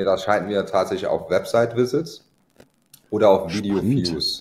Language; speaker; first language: German; native; German